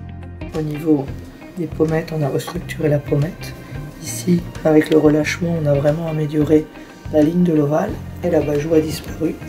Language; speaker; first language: French; native; French